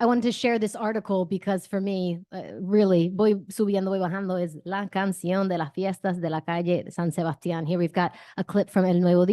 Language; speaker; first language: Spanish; non-native, fluent; English